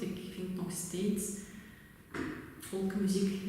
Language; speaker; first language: Dutch; non-native, fluent; Russian